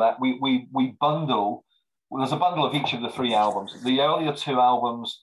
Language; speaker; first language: English; native; English